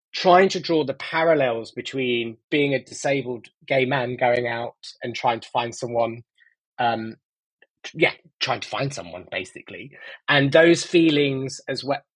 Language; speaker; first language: English; native; English